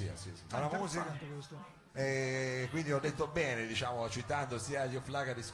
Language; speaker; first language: Italian; native; Italian